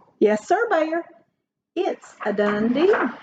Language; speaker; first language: English; native; English